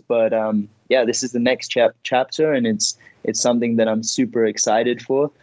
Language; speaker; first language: English; early bilingual, heritage; Spanish